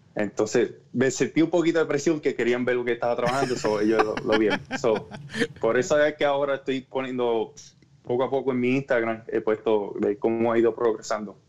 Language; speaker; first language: Spanish; native; Spanish